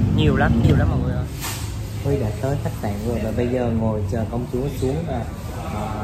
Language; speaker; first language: Vietnamese; native; Vietnamese